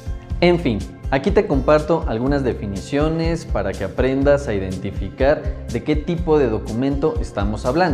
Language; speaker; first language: Spanish; native; Spanish